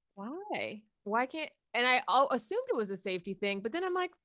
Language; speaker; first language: English; native; English